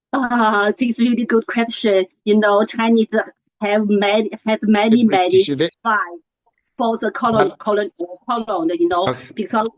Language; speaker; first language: English; non-native, learner; Chinese